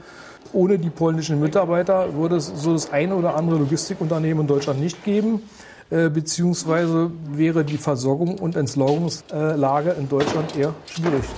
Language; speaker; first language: German; native; German